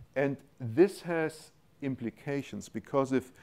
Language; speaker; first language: English; non-native, fluent; German